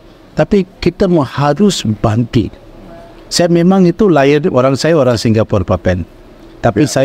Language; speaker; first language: Indonesian; non-native, fluent; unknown